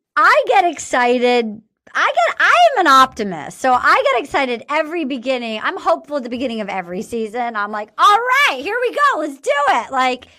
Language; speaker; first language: English; native; English